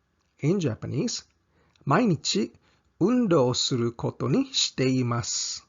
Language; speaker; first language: Japanese; non-native, fluent; English